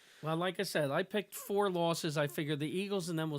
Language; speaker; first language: English; native; English